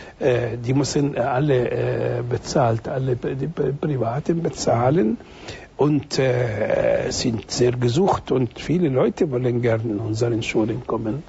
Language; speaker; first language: German; non-native, fluent; Arabic